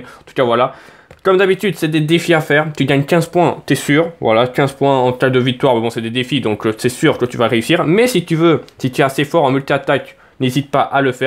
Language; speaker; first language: French; native; French